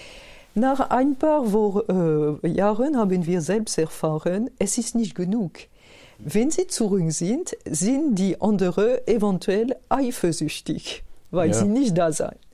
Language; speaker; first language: German; non-native, fluent; French